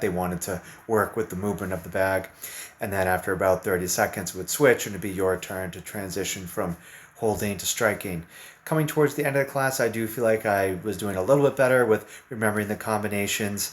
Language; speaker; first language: English; native; English